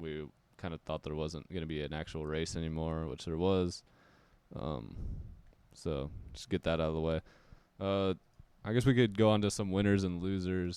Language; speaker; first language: English; native; English